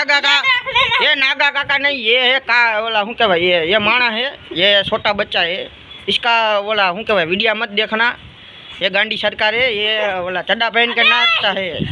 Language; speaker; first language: Hindi; non-native, local second language; Gujarati